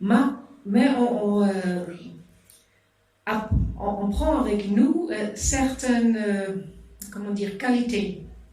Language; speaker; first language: French; non-native, fluent; German